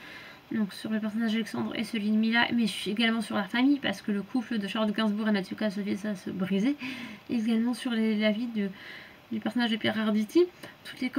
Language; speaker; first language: French; native; French